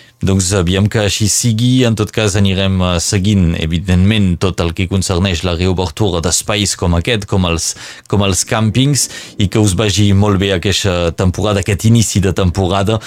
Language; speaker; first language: Catalan; native; Catalan